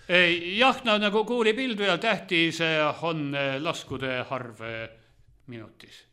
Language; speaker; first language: Estonian; non-native, local second language; Russian